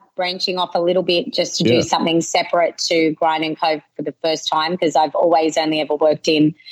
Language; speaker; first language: English; native; English